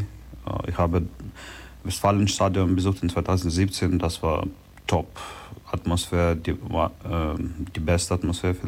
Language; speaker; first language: German; non-native, learner; Ukrainian